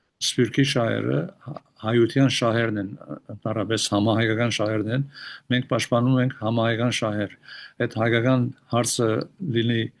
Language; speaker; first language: Armenian; early bilingual, heritage; Armenian